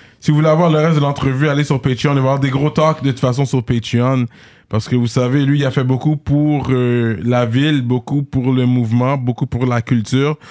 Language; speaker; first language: French; native; French